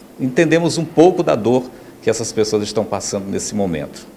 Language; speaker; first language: Portuguese; native; Portuguese